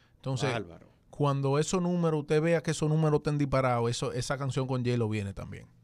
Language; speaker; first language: Spanish; early bilingual, heritage; Spanish